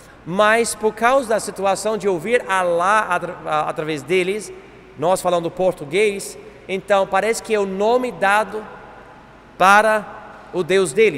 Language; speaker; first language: Portuguese; non-native, fluent; English